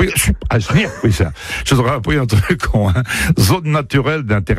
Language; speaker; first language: French; native; French